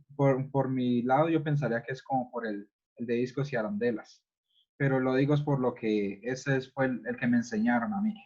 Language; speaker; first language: Spanish; native; Spanish